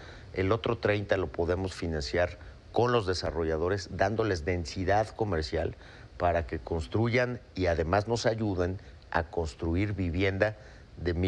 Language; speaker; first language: Spanish; native; Spanish